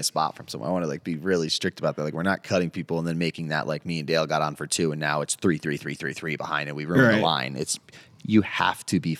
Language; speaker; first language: English; native; English